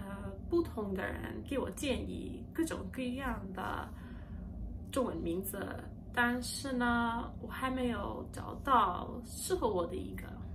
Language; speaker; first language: Chinese; non-native, learner; English